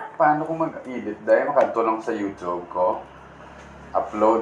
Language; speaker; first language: Filipino; non-native, local second language; Hiligaynon